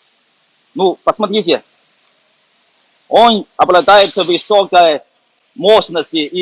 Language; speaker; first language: Russian; non-native, learner; Chinese